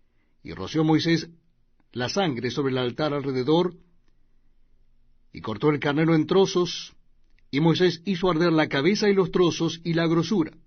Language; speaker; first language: Spanish; native; Spanish